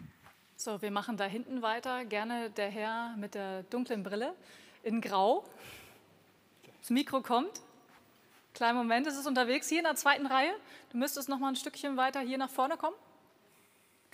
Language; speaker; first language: German; native; German